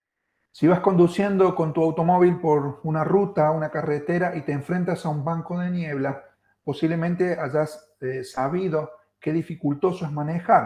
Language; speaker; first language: Spanish; native; Spanish